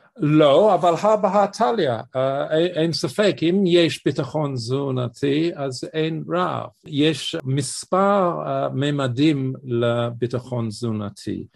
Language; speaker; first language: Hebrew; non-native, fluent; English